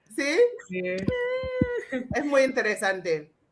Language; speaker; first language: Spanish; non-native, fluent; English